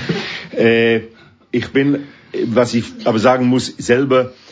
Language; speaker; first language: German; non-native, fluent; English